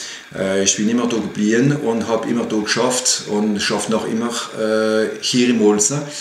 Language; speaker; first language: German; non-native, fluent; French